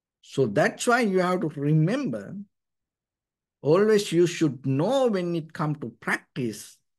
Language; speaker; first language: English; non-native, fluent; Sinhala